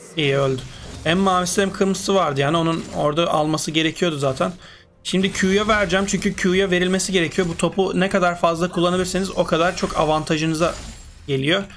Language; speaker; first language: Turkish; native; Turkish